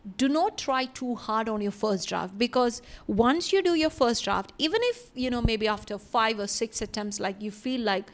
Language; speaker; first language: English; non-native, local second language; Malayalam